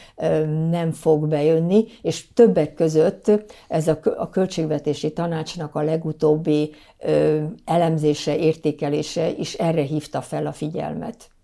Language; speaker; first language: Hungarian; native; Hungarian